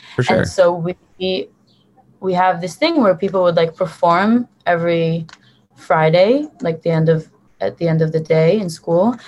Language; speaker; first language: English; early bilingual, other home language; Hebrew